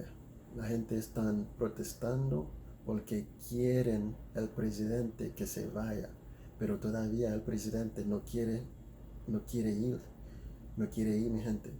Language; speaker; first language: Spanish; non-native, fluent; Haitian Creole